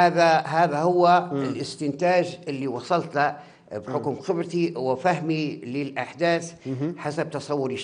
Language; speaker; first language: Arabic; native; Arabic